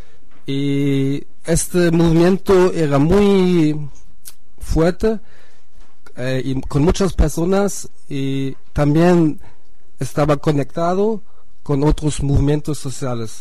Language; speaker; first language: Spanish; non-native, fluent; German